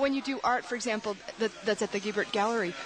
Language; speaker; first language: English; native; English